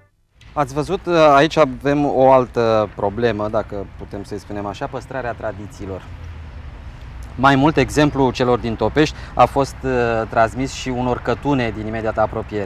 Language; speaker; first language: Romanian; native; Romanian